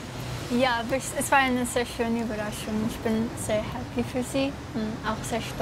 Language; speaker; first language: German; early bilingual, heritage; Turkish